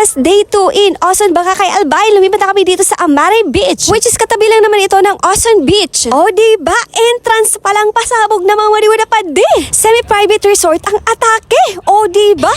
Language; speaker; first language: Filipino; non-native, local second language; Bikol